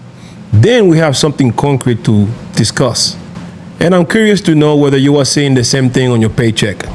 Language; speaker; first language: English; native; English